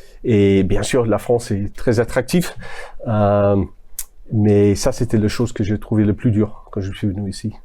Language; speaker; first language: French; non-native, fluent; English